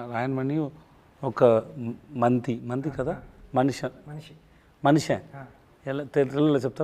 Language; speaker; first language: Telugu; non-native, learner; Tamil